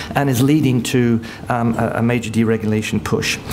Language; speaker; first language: English; native; English